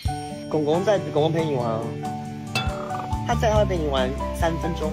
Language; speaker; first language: Chinese; non-native, local second language; Cantonese